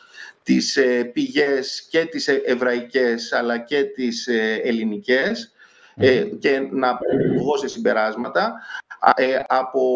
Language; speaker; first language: Greek; native; Greek